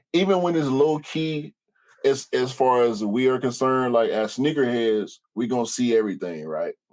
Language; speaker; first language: English; native; English